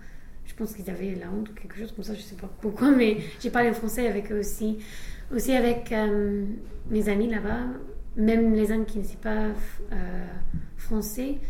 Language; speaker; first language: French; non-native, fluent; English